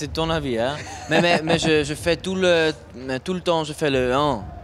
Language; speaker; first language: French; non-native, learner; German